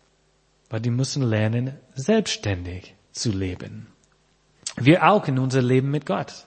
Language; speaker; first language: German; non-native, fluent; English